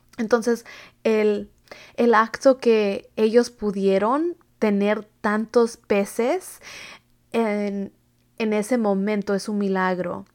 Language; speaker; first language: Spanish; early bilingual, heritage; Spanish